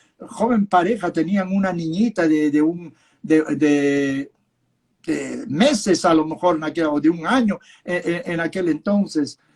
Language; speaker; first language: Spanish; early bilingual, other home language; Yiddish